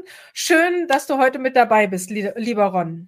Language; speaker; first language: German; native; German